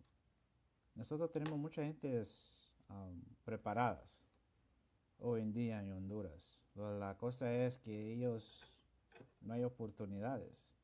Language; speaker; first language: Spanish; non-native, local second language; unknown